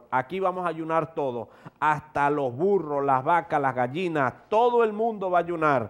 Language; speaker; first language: Spanish; native; Spanish